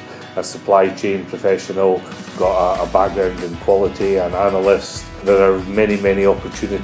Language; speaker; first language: English; native; English